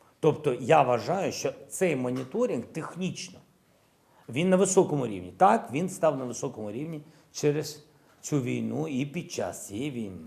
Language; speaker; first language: Ukrainian; non-native, local second language; Russian